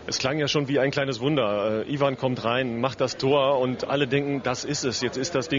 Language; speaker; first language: German; native; German